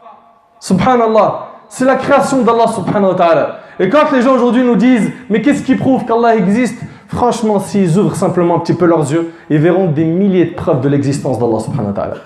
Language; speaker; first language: French; native; French